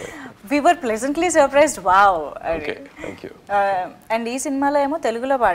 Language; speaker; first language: Telugu; native; Telugu